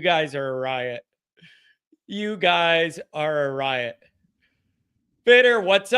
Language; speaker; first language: English; native; English